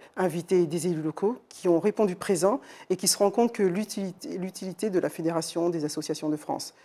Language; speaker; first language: French; native; French